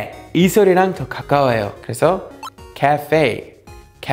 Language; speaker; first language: Korean; non-native, fluent; English